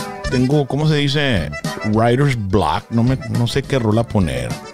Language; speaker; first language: Spanish; early bilingual, other home language; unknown